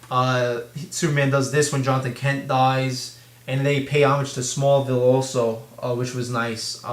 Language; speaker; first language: English; native; English